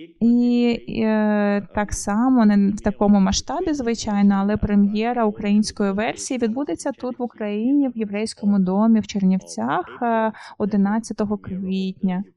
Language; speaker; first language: Ukrainian; non-native, learner; German